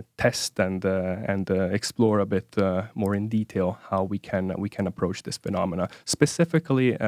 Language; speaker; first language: English; non-native, fluent; Italian